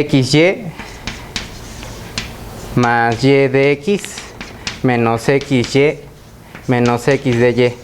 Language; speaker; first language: Spanish; native; Spanish